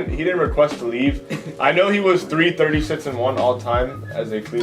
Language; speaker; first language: English; native; English